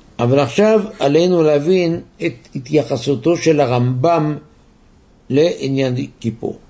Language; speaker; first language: Hebrew; native; Hebrew